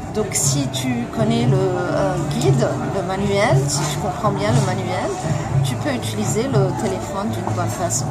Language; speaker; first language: French; non-native, local second language; Arabic